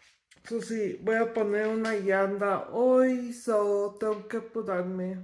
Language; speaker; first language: Spanish; early bilingual, heritage; Spanish